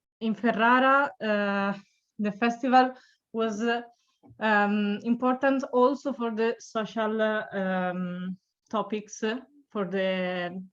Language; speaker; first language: English; non-native, learner; Italian